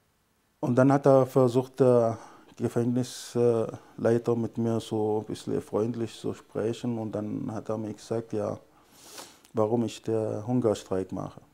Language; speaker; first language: German; non-native, fluent; Arabic